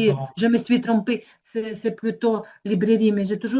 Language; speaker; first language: French; non-native, learner; Ukrainian